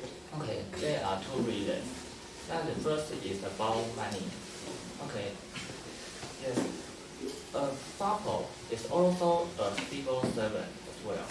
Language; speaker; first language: English; non-native, learner; Chinese